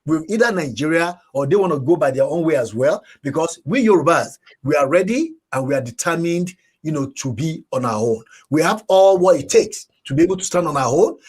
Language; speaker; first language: English; non-native, local second language; Yoruba